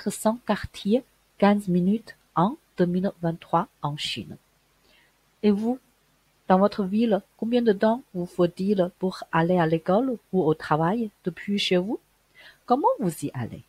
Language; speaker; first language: French; non-native, fluent; Chinese